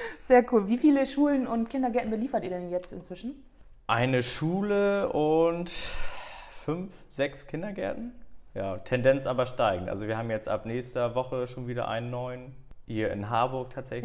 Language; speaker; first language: German; native; German